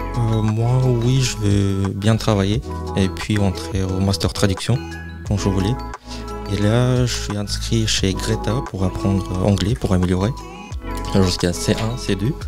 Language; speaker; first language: French; non-native, fluent; Russian